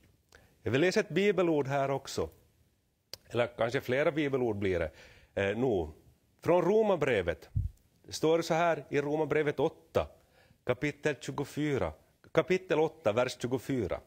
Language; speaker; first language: Swedish; native; Swedish